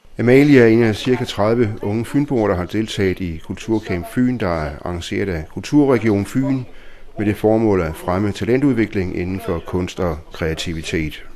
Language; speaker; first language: Danish; native; Danish